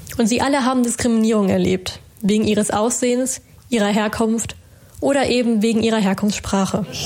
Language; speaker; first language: German; native; German